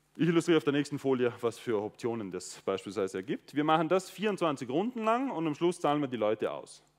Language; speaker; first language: German; native; German